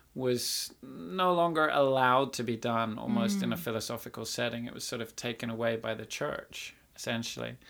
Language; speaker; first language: English; native; English